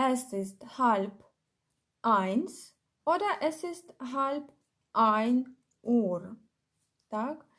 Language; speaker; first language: German; non-native, fluent; Ukrainian